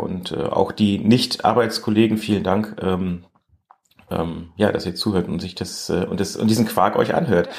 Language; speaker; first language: German; native; German